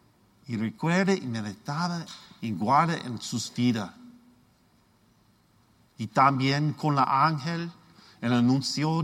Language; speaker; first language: Spanish; non-native, learner; English